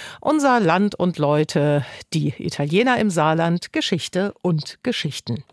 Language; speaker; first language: German; native; German